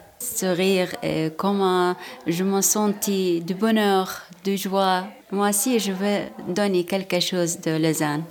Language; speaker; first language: French; non-native, learner; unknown